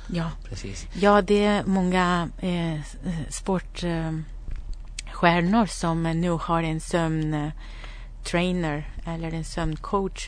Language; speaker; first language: Swedish; non-native, fluent; Spanish